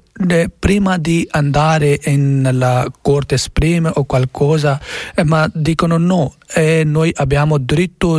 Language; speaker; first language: Italian; non-native, learner; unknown